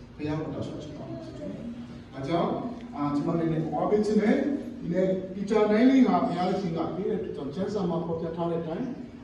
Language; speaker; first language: Burmese; non-native, local second language; Tedim Chin